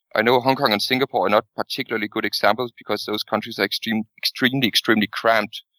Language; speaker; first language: English; non-native, fluent; Danish